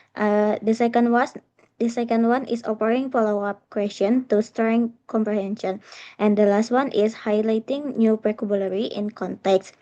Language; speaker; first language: English; non-native, learner; Indonesian